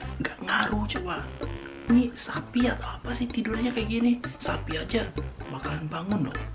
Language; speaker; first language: Indonesian; native; Indonesian